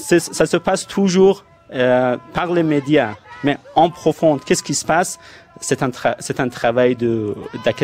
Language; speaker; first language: French; non-native, fluent; Persian